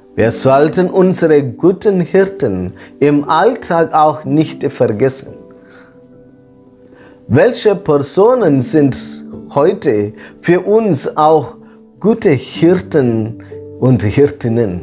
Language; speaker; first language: German; non-native, fluent; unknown